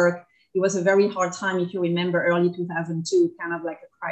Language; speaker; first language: English; non-native, fluent; French